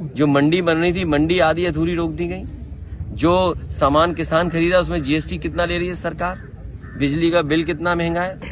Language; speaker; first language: Hindi; native; Hindi